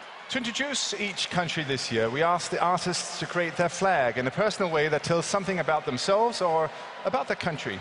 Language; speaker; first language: English; non-native, fluent; Danish